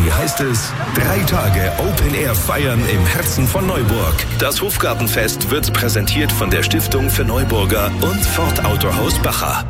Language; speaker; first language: German; native; German